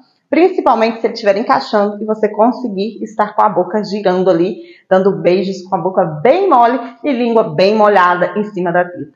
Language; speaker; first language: Portuguese; native; Portuguese